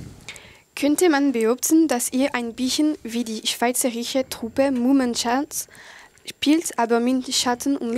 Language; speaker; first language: German; non-native, local second language; French